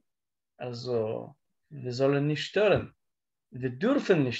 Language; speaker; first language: German; non-native, learner; Russian